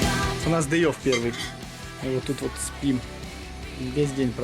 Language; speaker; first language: Russian; native; Russian